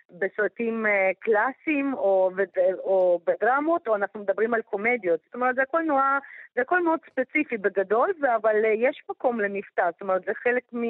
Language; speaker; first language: Hebrew; non-native, fluent; Russian